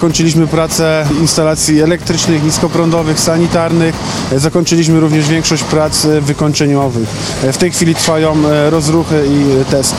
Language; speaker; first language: Polish; native; Polish